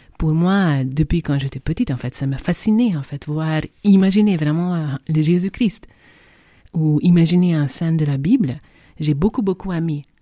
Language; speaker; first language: French; non-native, fluent; Hungarian